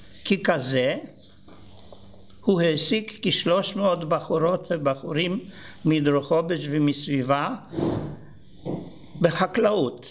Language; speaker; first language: Hebrew; non-native, fluent; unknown